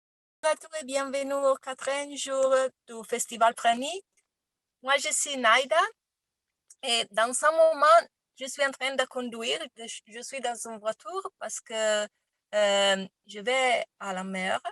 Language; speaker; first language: French; non-native, learner; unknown